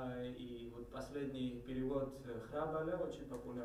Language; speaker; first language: Czech; non-native, learner; Georgian